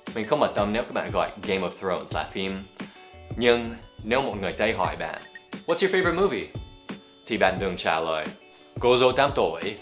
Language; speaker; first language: Vietnamese; non-native, fluent; English